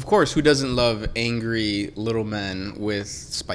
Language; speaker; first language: English; native; English